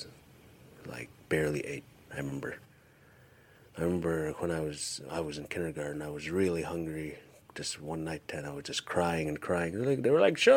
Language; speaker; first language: English; early bilingual, other home language; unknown